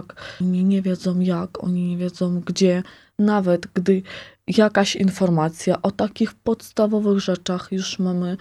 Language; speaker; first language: Polish; non-native, fluent; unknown